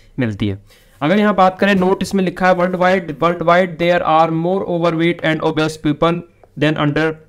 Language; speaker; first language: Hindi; native; Hindi